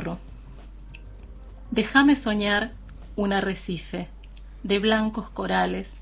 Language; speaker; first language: Spanish; native; Spanish